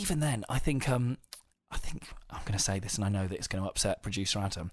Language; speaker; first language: English; native; English